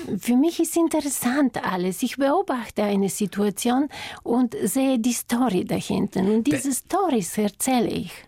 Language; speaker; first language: German; non-native, fluent; Bulgarian